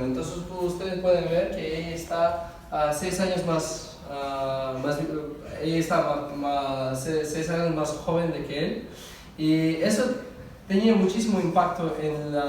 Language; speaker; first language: Spanish; non-native, fluent; Russian